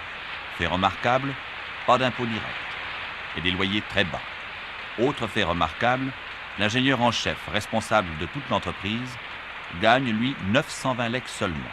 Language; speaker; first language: French; native; French